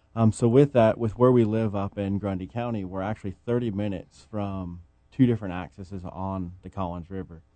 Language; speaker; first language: English; native; English